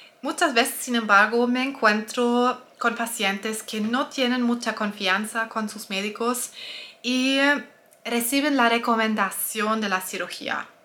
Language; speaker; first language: Spanish; non-native, fluent; German